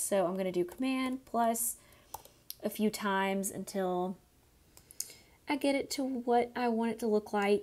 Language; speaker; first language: English; native; English